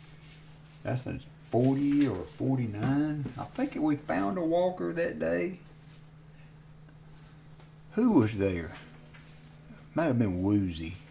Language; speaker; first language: English; native; English